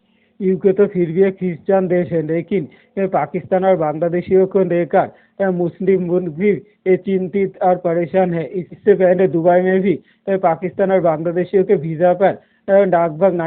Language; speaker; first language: Hindi; non-native, local second language; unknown